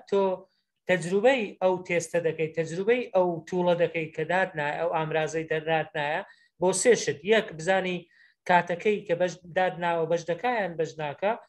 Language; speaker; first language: Central Kurdish; native; Central Kurdish